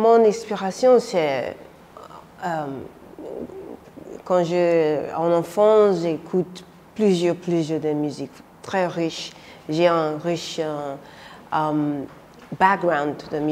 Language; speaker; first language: French; non-native, learner; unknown